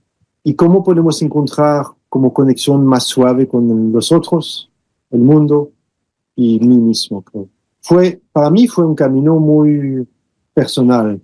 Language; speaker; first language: Spanish; non-native, fluent; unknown